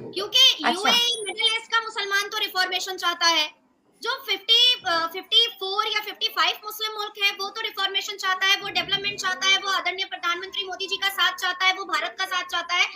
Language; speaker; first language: Hindi; native; Hindi